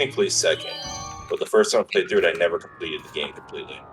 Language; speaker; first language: English; native; English